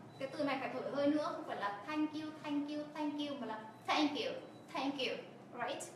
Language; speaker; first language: Vietnamese; native; Vietnamese